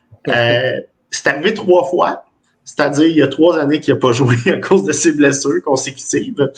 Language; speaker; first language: French; native; French